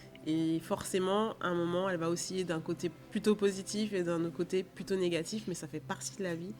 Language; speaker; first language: French; native; French